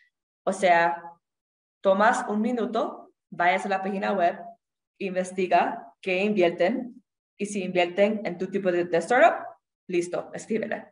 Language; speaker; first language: Spanish; non-native, fluent; English